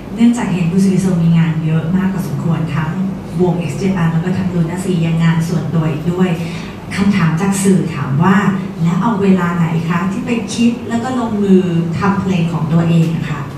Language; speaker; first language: Thai; native; Thai